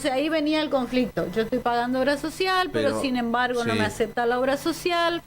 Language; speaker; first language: Spanish; native; Spanish